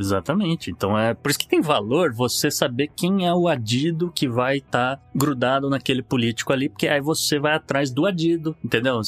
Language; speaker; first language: Portuguese; native; Portuguese